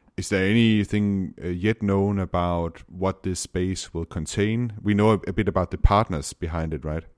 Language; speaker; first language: English; non-native, fluent; Danish